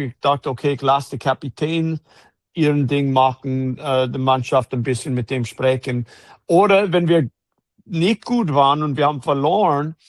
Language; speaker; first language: German; non-native, fluent; English